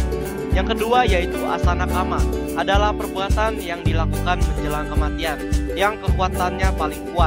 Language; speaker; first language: Indonesian; native; Indonesian